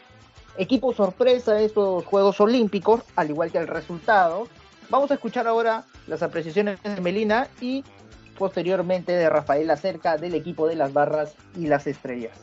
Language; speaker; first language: Spanish; native; Spanish